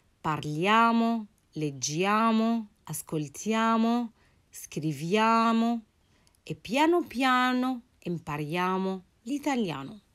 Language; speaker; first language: Italian; non-native, fluent; Arabic